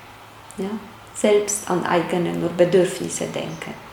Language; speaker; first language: German; non-native, fluent; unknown